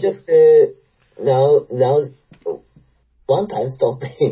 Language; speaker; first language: English; non-native, learner; Japanese